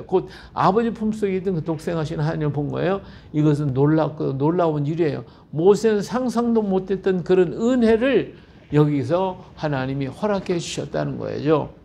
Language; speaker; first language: Korean; native; Korean